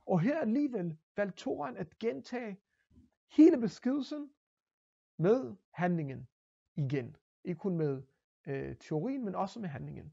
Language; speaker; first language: Danish; non-native, fluent; Hebrew